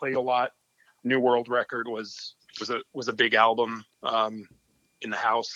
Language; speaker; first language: English; native; English